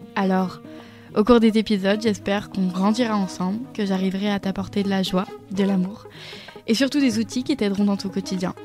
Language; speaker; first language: French; native; French